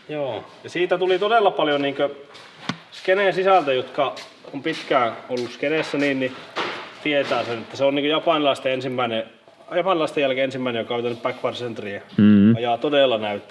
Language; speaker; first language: Finnish; native; Finnish